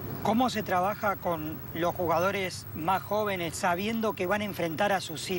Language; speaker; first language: Spanish; native; Spanish